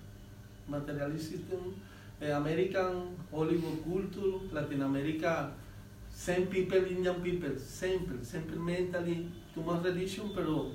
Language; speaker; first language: English; non-native, learner; Spanish